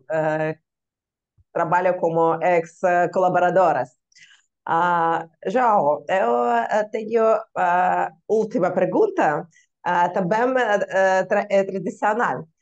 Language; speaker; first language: Portuguese; non-native, learner; Russian